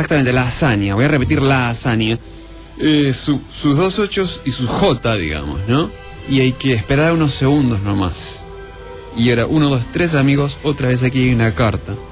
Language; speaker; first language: Spanish; native; Spanish